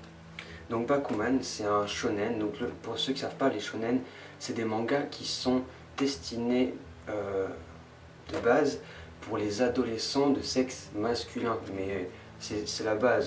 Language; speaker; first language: French; native; French